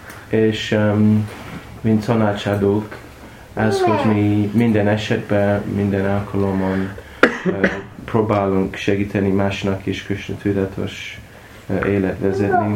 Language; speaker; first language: Hungarian; non-native, learner; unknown